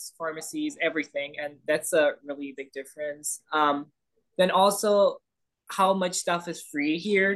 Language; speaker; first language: English; non-native, fluent; German